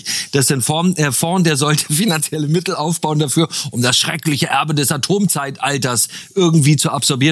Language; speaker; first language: German; native; German